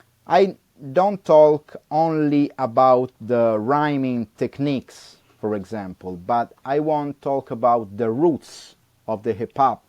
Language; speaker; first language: English; non-native, learner; Italian